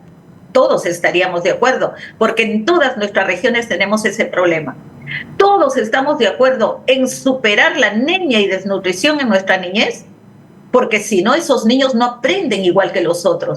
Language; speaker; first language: Spanish; native; Spanish